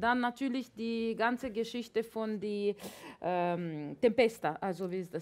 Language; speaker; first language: German; non-native, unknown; Latvian